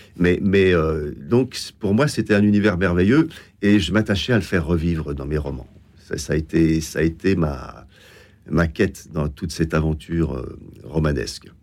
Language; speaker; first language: French; native; French